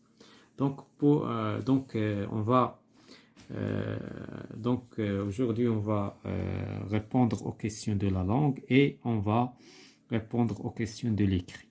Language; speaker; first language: French; non-native, local second language; Arabic